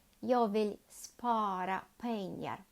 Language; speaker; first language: Swedish; non-native, learner; Ukrainian